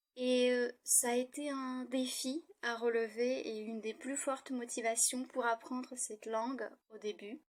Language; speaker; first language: French; non-native, fluent; Russian